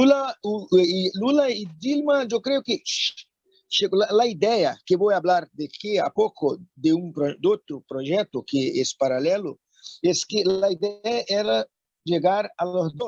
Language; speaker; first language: Spanish; non-native, fluent; Portuguese